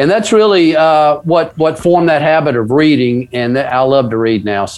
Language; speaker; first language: English; native; English